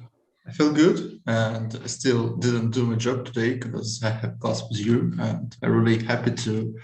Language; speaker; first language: English; non-native, fluent; Russian